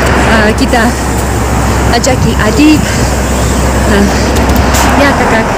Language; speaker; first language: Indonesian; non-native, learner; Russian